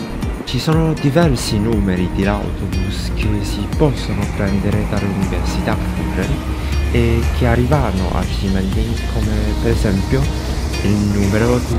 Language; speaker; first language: Italian; non-native, learner; Chinese